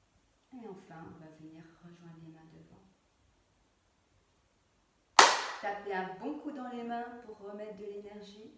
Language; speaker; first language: French; native; French